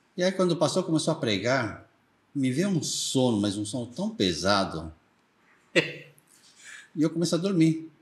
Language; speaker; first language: Portuguese; early bilingual, other home language; Korean